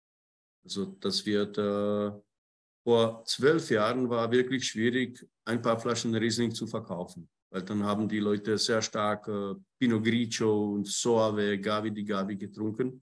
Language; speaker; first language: German; non-native, fluent; Czech